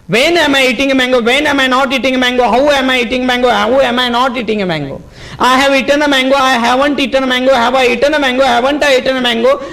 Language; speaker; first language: English; non-native, local second language; Marathi